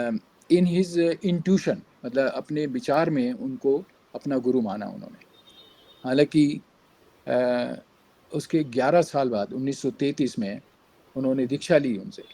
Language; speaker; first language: Hindi; native; Hindi